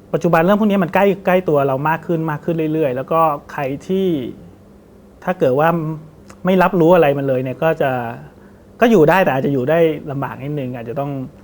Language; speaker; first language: Thai; native; Thai